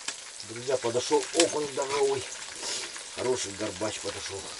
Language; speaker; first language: Russian; native; Russian